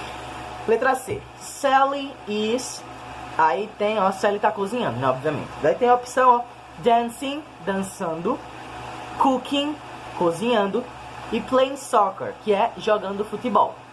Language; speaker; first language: Portuguese; native; Portuguese